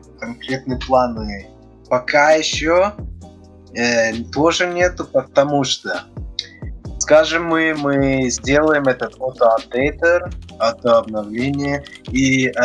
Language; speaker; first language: Russian; early bilingual, heritage; Russian